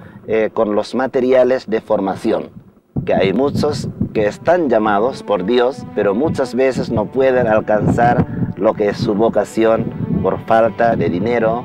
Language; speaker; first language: Spanish; non-native, fluent; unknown